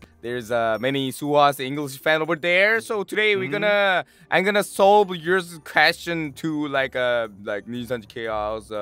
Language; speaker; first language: English; non-native, learner; Korean